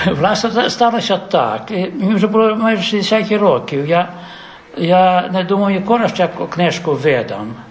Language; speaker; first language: Ukrainian; early bilingual, heritage; Ukrainian